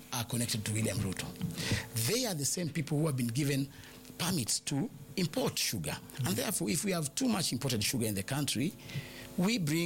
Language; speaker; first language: English; non-native, local second language; Luyia